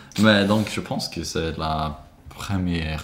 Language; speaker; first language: French; non-native, learner; Swedish